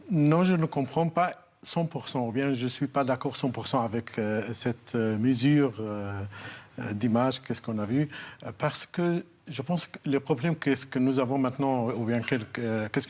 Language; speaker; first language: French; non-native, fluent; Arabic